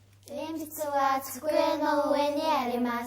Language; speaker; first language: Japanese; non-native, learner; Mongolian